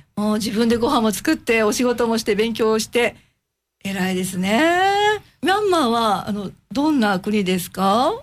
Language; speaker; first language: Japanese; native; Japanese